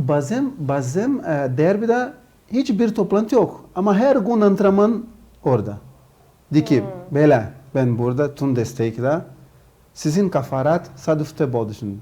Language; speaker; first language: Turkish; non-native, learner; Portuguese